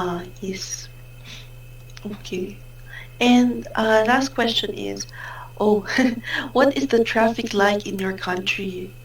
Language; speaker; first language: English; non-native, fluent; Filipino